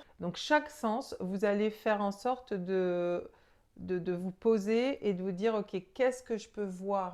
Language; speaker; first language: French; native; French